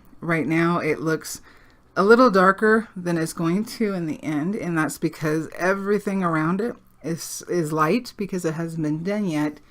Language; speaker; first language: English; native; English